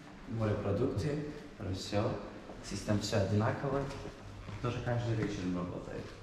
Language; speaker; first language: Russian; non-native, learner; Turkish